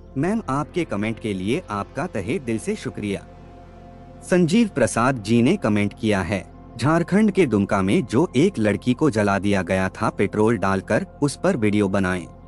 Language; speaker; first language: Hindi; native; Hindi